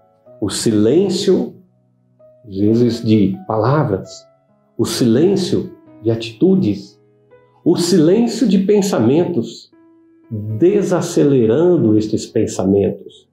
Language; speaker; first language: Portuguese; native; Portuguese